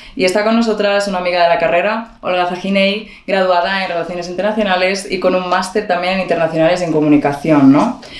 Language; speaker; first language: Spanish; native; Spanish